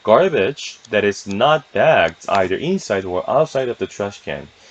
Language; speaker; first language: English; non-native, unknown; Korean